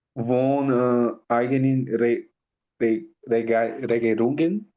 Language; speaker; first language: German; non-native, learner; Portuguese